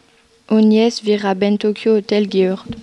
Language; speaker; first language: German; non-native, learner; French